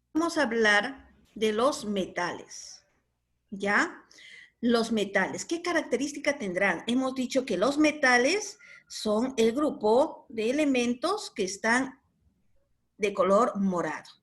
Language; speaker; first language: Spanish; native; Spanish